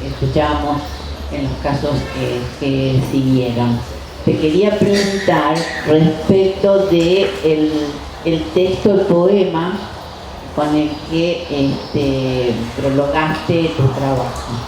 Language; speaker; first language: Spanish; native; Spanish